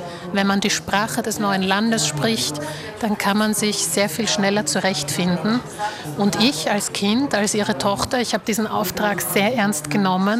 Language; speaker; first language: German; early bilingual, other home language; Slovak